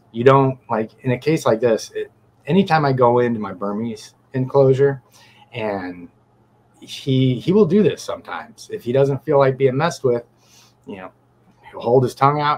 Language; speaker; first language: English; native; English